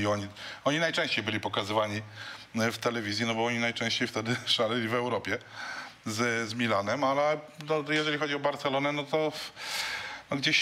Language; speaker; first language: Polish; native; Polish